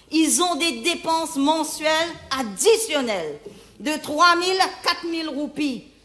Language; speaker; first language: French; non-native, local second language; Morisyen